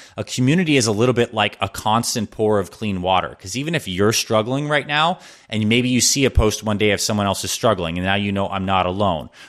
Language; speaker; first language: English; native; English